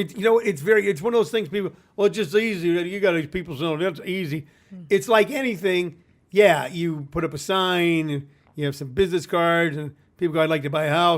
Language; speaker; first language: English; native; English